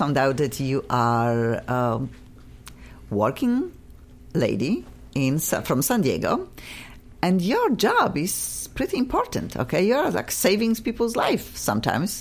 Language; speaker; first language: English; non-native, fluent; Polish